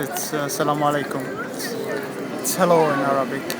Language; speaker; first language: English; non-native, fluent; Arabic